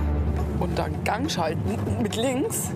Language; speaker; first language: German; native; German